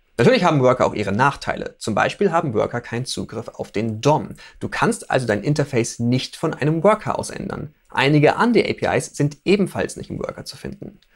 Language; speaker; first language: German; native; German